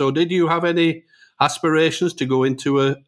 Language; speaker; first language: English; native; English